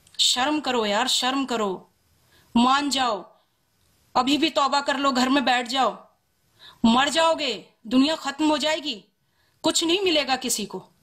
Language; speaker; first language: Hindi; native; Hindi